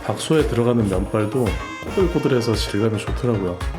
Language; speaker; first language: Korean; native; Korean